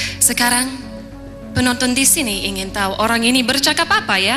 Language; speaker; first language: Malay; non-native, fluent; English